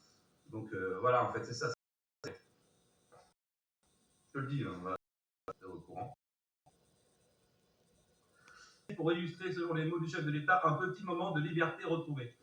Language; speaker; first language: French; native; French